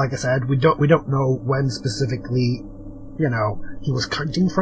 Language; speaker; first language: English; native; English